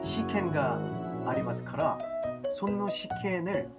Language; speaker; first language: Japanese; non-native, learner; Korean